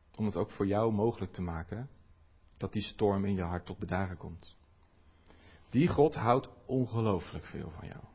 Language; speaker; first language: Dutch; native; Dutch